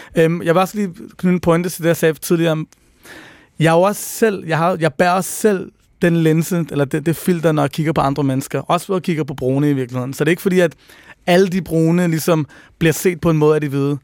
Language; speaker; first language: Danish; early bilingual, other home language; Persian